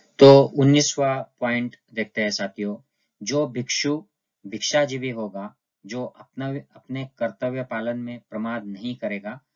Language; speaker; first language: Hindi; non-native, local second language; Marathi